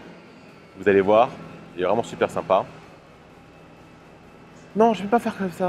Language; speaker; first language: French; native; French